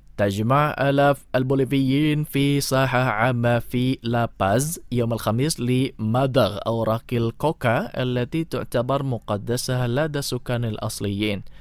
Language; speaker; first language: Arabic; non-native, fluent; Indonesian